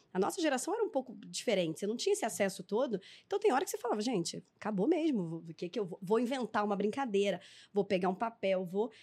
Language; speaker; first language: Portuguese; native; Portuguese